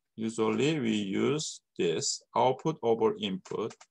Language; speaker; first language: English; non-native, fluent; Korean